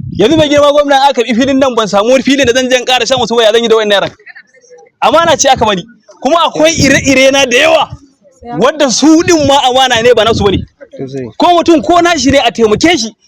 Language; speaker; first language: Hausa; native; Hausa